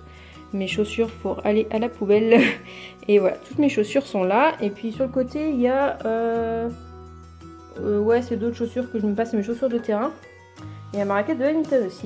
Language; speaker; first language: French; native; French